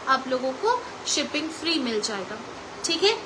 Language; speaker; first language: Hindi; non-native, local second language; Bangla